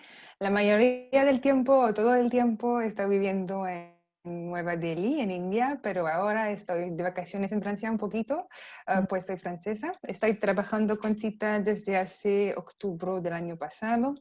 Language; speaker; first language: Spanish; non-native, fluent; French